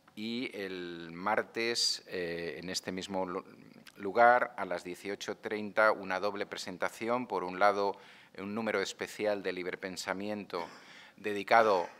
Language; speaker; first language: Spanish; non-native, local second language; Catalan